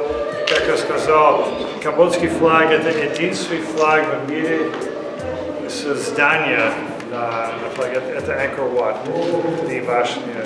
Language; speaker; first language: Russian; non-native, learner; English